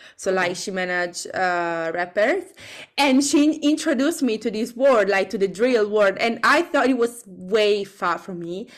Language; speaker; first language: English; non-native, fluent; Italian